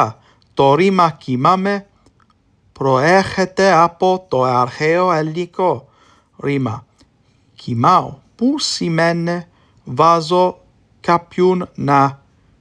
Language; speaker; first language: Greek; non-native, learner; English